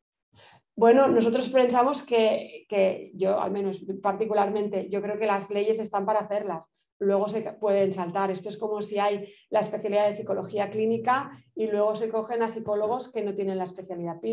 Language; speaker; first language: Spanish; native; Spanish